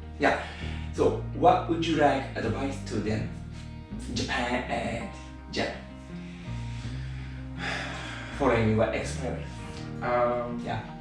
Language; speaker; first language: English; non-native, learner; Japanese